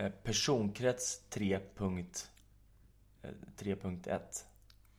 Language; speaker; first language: Swedish; native; Swedish